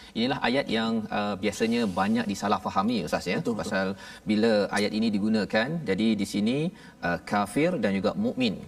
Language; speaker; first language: Malay; native; Malay